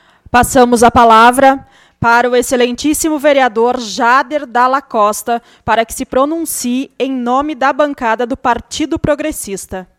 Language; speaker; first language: Portuguese; native; Portuguese